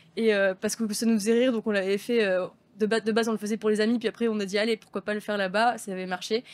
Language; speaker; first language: French; native; French